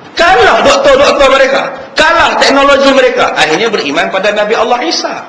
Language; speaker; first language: Malay; native; Malay